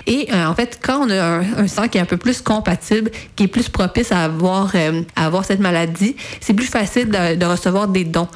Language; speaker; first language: French; native; French